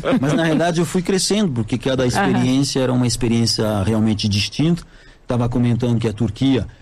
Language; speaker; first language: Portuguese; non-native, fluent; French